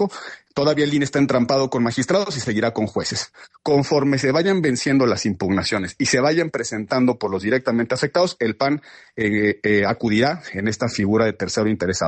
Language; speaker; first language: Spanish; native; Spanish